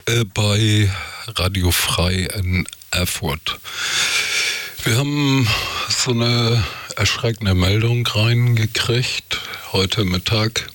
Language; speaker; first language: German; native; German